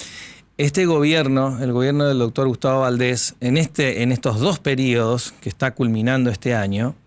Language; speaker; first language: Spanish; native; Spanish